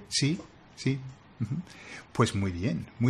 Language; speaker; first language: Spanish; non-native, fluent; English